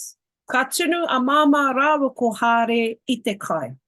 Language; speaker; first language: Māori; non-native, local second language; English